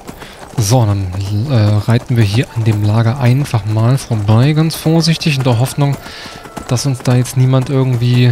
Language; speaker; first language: German; native; German